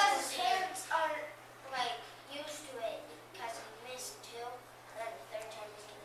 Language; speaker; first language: English; native; English